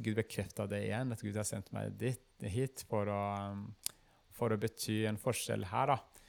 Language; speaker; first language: Norwegian; non-native, fluent; Kinyarwanda